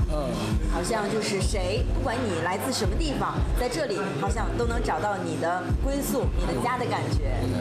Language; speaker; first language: Chinese; native; Chinese